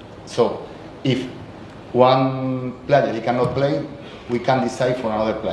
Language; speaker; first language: English; non-native, learner; Spanish